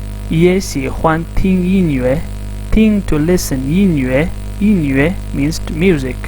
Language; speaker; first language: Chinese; non-native, fluent; Urdu